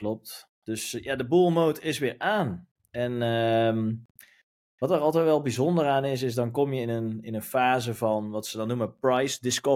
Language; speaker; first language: Dutch; native; Dutch